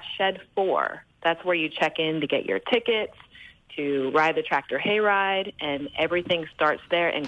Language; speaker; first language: English; native; English